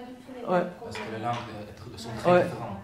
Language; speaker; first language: French; non-native, learner; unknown